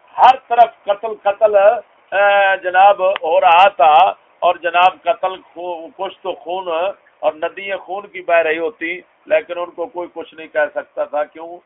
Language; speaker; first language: Urdu; non-native, local second language; Punjabi